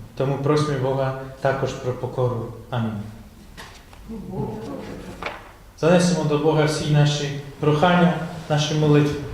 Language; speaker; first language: Ukrainian; non-native, fluent; Polish